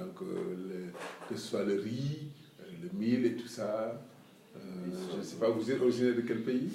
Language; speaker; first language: French; non-native, local second language; Wolof